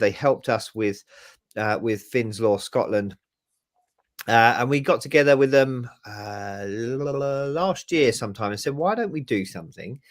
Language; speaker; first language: English; native; English